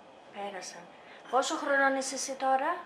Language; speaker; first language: Greek; native; Greek